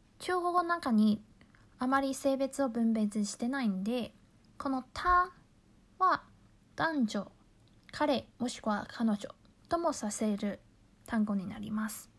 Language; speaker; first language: Japanese; non-native, fluent; Chinese